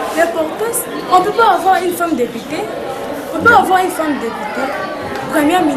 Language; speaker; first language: French; non-native, local second language; Lingala